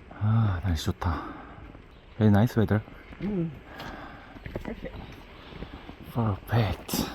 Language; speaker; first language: English; non-native, learner; Korean